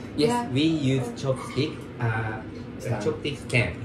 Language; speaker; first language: English; non-native, learner; Japanese